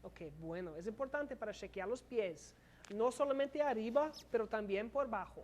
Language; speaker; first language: Spanish; non-native, learner; English